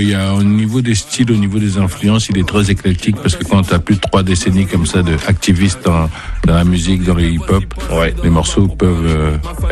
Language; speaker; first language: French; native; French